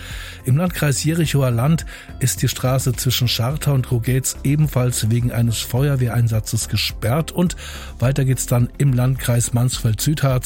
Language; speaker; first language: German; native; German